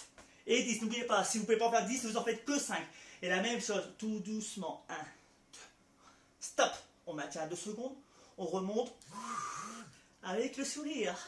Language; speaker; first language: French; native; French